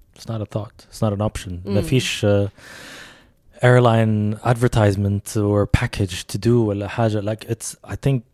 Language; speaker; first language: English; early bilingual, other home language; Arabic